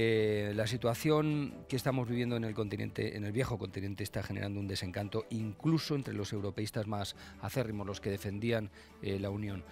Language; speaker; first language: Spanish; native; Spanish